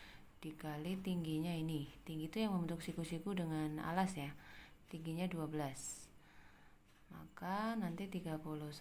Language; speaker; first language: Indonesian; native; Indonesian